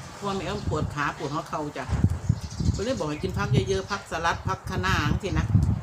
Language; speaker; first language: Thai; native; Thai